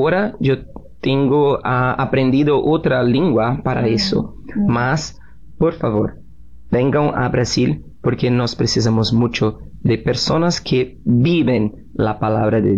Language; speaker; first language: Spanish; non-native, learner; Portuguese